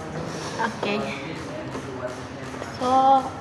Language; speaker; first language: English; non-native, learner; Indonesian